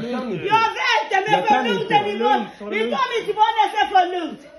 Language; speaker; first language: Swedish; non-native, learner; Somali